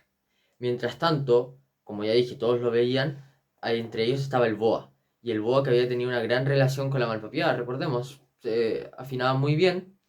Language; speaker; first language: Spanish; native; Spanish